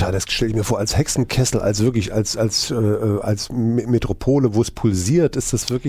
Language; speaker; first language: German; native; German